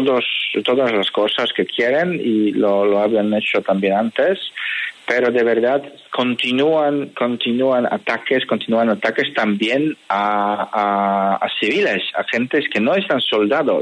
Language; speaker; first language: Spanish; non-native, fluent; Polish